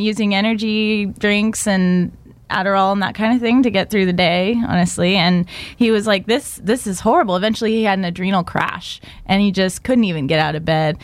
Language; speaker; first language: English; native; English